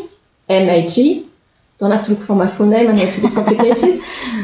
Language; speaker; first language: English; non-native, fluent; French